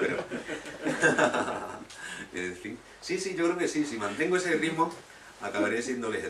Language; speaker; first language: Spanish; native; Spanish